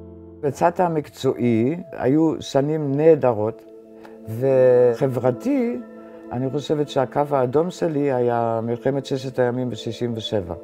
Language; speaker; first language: Hebrew; non-native, fluent; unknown